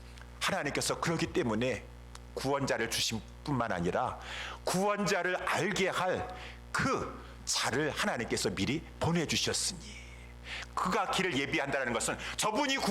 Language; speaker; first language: Korean; native; Korean